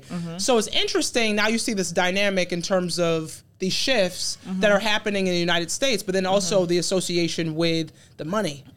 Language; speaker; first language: English; early bilingual, other home language; Akan